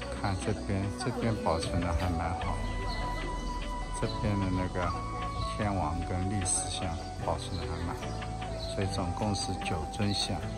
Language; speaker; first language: Chinese; native; Chinese